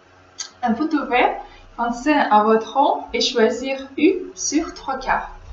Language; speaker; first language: French; non-native, learner; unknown